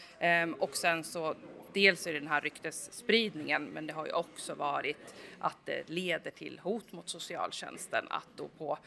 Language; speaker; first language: Swedish; native; Swedish